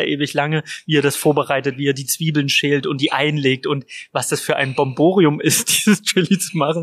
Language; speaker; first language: German; native; German